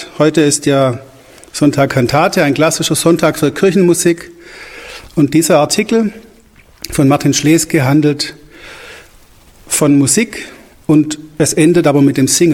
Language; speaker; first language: German; native; German